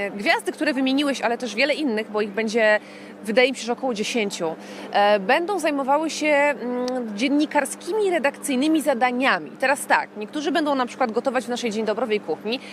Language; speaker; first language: Polish; native; Polish